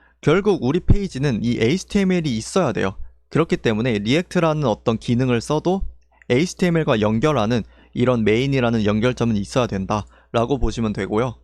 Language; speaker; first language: Korean; native; Korean